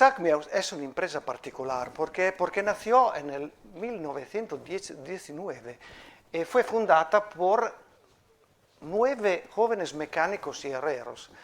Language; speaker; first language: Spanish; non-native, fluent; Italian